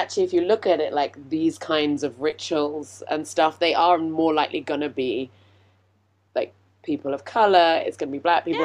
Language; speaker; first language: English; native; English